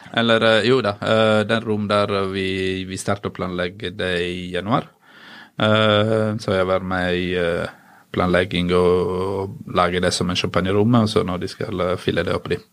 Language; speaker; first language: Norwegian; non-native, fluent; Italian